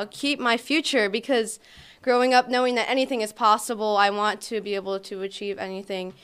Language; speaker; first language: English; native; English